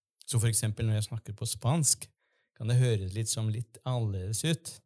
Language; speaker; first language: Norwegian; non-native, fluent; Spanish